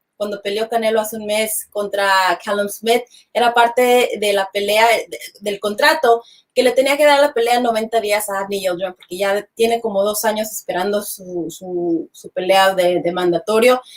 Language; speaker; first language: Spanish; early bilingual, heritage; Spanish